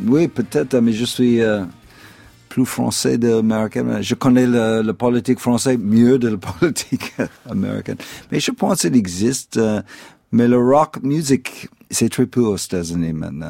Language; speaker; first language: French; non-native, fluent; English